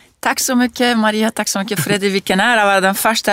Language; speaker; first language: Swedish; non-native, fluent; Italian